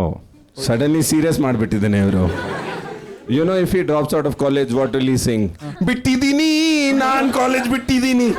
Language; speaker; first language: Kannada; non-native, local second language; Punjabi